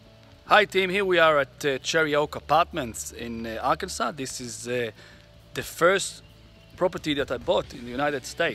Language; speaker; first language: English; non-native, fluent; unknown